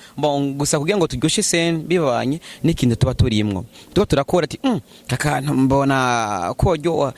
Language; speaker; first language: Rundi; native; Rundi